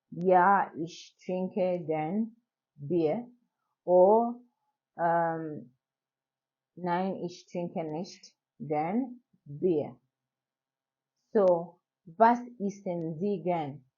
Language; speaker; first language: German; non-native, learner; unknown